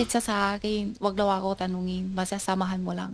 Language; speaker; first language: Filipino; non-native, learner; Chinese